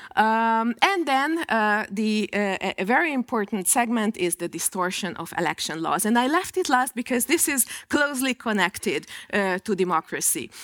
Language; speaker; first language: English; non-native, fluent; Hungarian